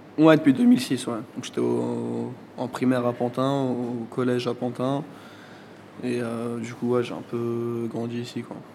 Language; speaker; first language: French; early bilingual, other home language; Turkish